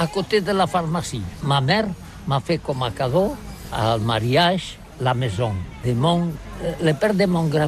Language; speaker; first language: French; non-native, learner; Catalan